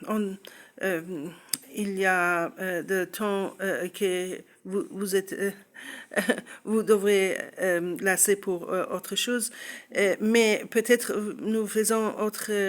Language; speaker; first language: French; non-native, learner; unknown